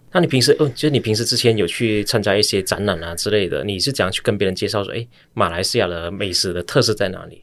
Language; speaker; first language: Chinese; native; Chinese